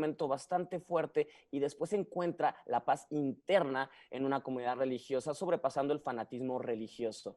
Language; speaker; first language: Spanish; native; Spanish